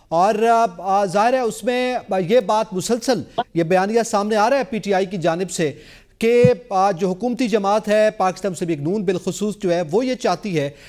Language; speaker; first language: Urdu; native; Urdu